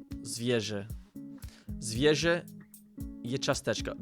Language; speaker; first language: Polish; non-native, learner; English